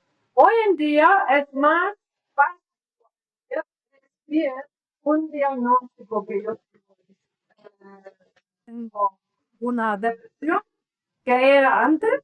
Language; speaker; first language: Spanish; non-native, learner; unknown